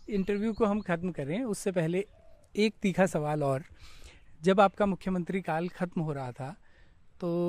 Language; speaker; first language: Hindi; native; Hindi